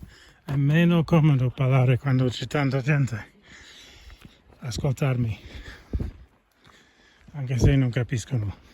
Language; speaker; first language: Italian; non-native, fluent; English